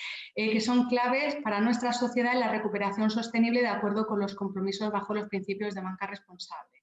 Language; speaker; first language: Spanish; native; Spanish